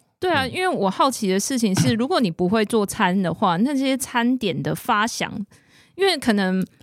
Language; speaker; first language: Chinese; native; Chinese